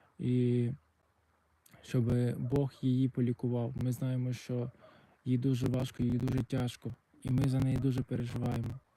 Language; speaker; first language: Ukrainian; non-native, local second language; Russian